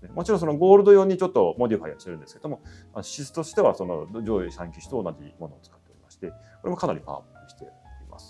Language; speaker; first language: Japanese; native; Japanese